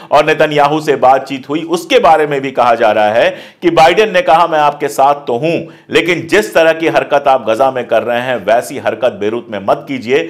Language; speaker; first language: Hindi; native; Hindi